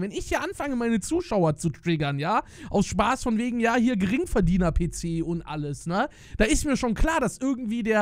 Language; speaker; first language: German; native; German